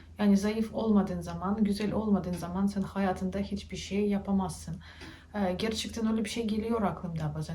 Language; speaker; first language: Turkish; non-native, learner; Russian